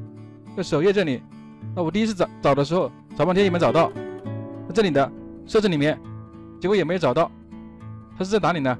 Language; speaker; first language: Chinese; native; Chinese